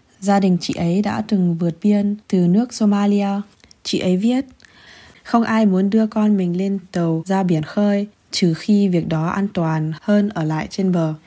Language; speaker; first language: Vietnamese; early bilingual, heritage; Vietnamese